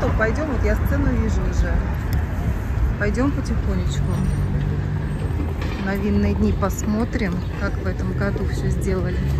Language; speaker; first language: Russian; native; Russian